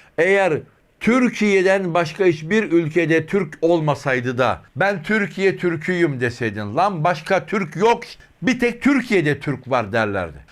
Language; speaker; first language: Turkish; native; Turkish